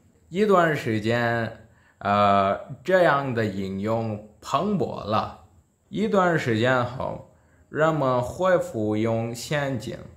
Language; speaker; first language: Chinese; non-native, learner; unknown